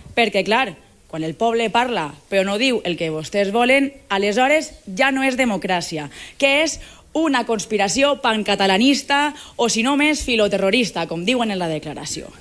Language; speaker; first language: Catalan; native; Catalan